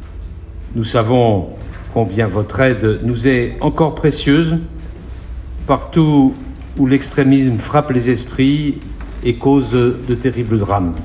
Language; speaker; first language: French; native; French